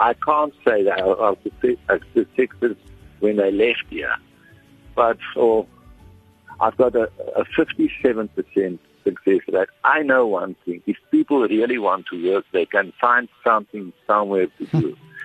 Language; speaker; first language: English; non-native, local second language; Afrikaans